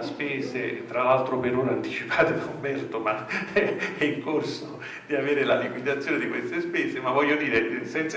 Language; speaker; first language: Italian; native; Italian